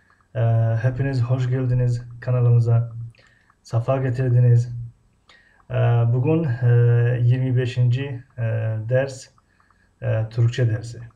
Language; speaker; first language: Turkish; non-native, fluent; Tajik